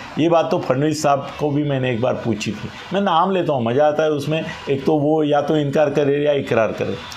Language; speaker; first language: Hindi; non-native, local second language; Marathi